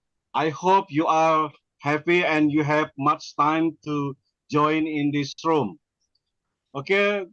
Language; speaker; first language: English; non-native, learner; Indonesian